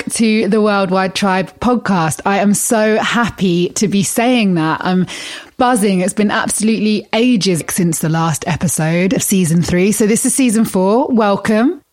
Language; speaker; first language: English; native; English